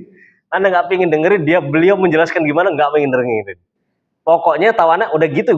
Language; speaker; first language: Indonesian; native; Indonesian